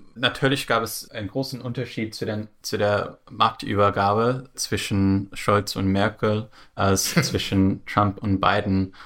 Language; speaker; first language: German; non-native, fluent; English